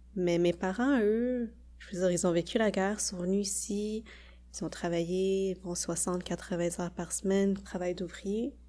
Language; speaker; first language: French; early bilingual, other home language; Khmer